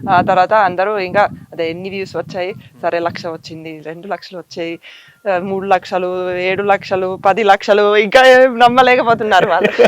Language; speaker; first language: Telugu; non-native, fluent; Finnish